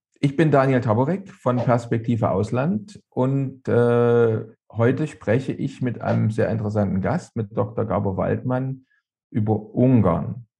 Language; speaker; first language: German; native; German